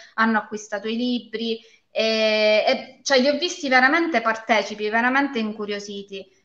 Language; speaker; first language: Italian; native; Italian